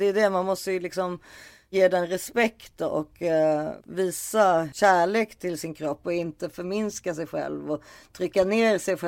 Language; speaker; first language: Swedish; native; Swedish